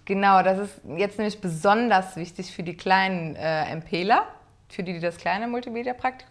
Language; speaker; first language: German; native; German